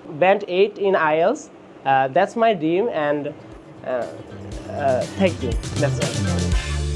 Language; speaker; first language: English; non-native, learner; Bangla